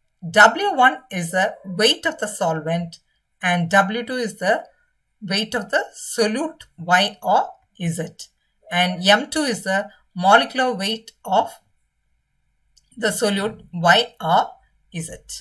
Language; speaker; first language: English; non-native, local second language; Tamil